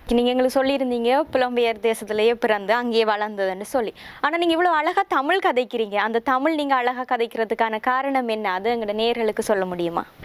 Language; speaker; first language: Tamil; native; Tamil